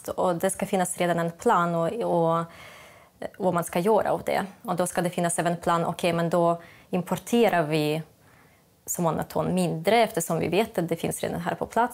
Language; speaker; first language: Swedish; non-native, fluent; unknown